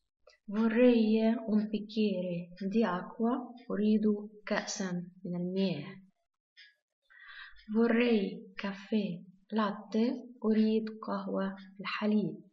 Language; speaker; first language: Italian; non-native, fluent; Arabic